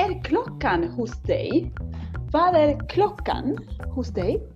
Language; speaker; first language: Swedish; non-native, fluent; Spanish